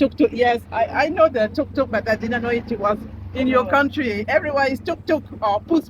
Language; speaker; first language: English; non-native, learner; French